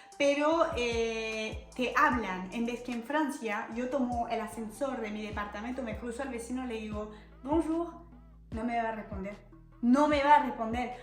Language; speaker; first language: Spanish; non-native, fluent; French